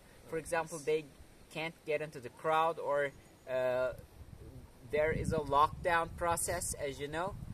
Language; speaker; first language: English; non-native, learner; Turkish